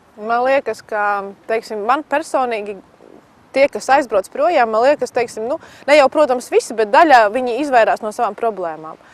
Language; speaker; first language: Latvian; native; Latvian